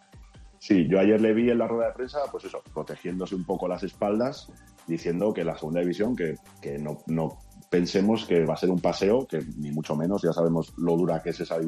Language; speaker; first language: Spanish; native; Spanish